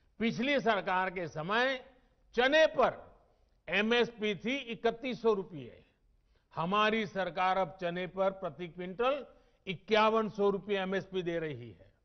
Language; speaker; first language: Hindi; non-native, local second language; Gujarati